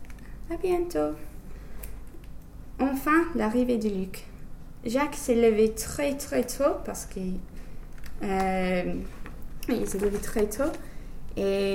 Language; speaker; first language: French; non-native, learner; English